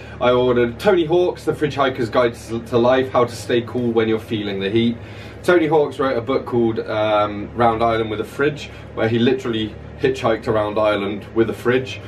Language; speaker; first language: English; native; English